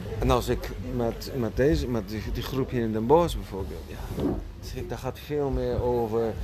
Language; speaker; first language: Dutch; non-native, fluent; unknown